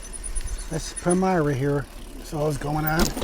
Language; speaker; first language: English; native; English